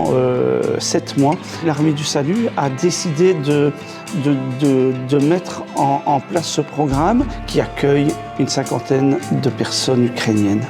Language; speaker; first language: French; native; French